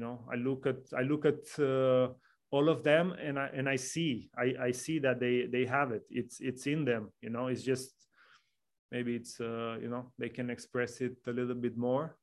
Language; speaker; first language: English; non-native, fluent; Romanian